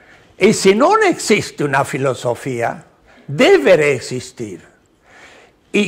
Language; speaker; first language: Italian; non-native, learner; Spanish